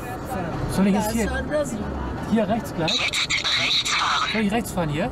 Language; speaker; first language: German; native; German